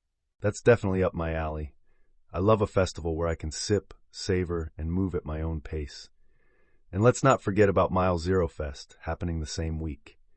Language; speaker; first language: English; native; English